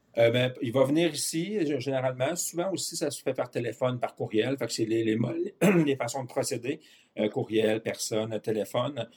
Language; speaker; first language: French; native; French